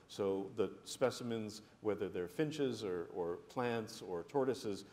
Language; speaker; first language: English; native; English